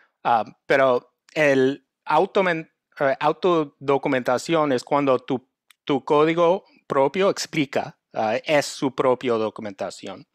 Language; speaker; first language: Spanish; non-native, fluent; English